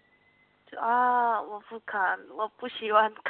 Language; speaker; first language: Chinese; non-native, learner; Korean